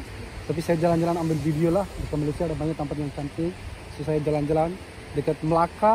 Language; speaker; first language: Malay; non-native, learner; Bangla